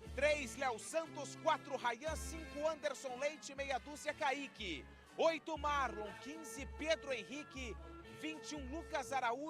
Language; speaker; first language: Portuguese; native; Portuguese